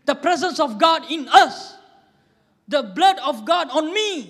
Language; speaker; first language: English; non-native, local second language; Tamil